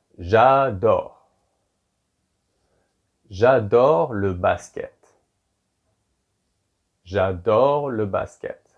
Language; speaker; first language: French; non-native, fluent; English